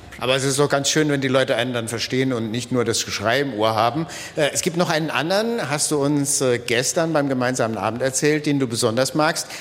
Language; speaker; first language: German; native; German